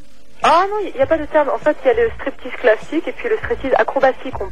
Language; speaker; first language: French; native; French